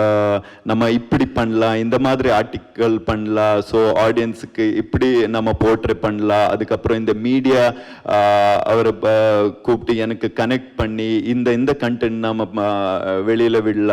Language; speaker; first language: Tamil; non-native, learner; Kannada